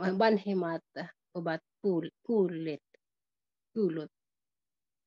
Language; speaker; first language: Finnish; non-native, learner; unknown